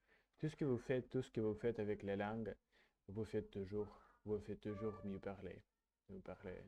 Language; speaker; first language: French; non-native, learner; English